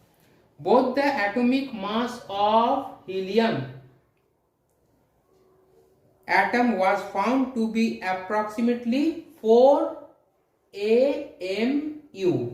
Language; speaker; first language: English; non-native, local second language; Hindi